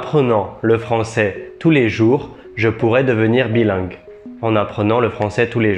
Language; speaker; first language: French; native; French